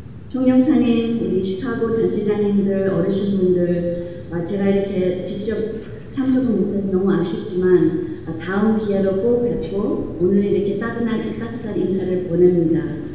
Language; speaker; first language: Korean; early bilingual, heritage; Korean